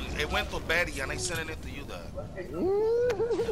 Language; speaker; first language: English; early bilingual, other home language; Spanish